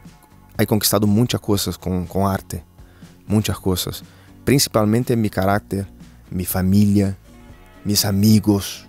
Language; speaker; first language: Spanish; non-native, fluent; Portuguese